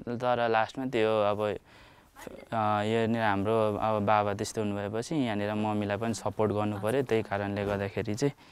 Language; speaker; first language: Nepali; native; Nepali